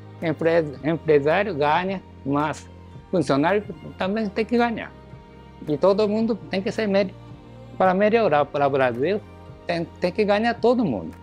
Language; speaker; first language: Portuguese; non-native, learner; Japanese